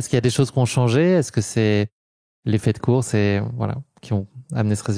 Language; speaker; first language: French; native; French